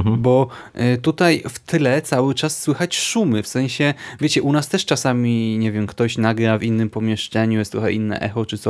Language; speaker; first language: Polish; native; Polish